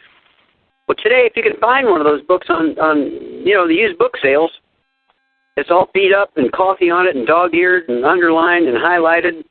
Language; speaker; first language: English; native; English